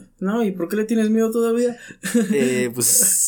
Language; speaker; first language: Spanish; native; Spanish